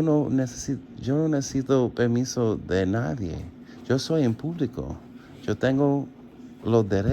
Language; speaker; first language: Spanish; non-native, learner; English